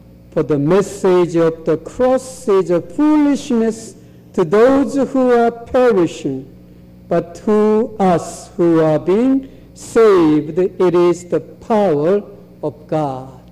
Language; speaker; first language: English; non-native, fluent; Korean